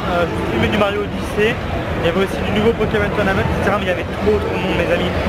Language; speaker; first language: French; native; French